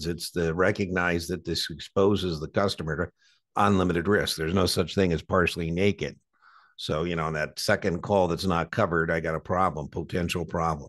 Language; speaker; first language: English; native; English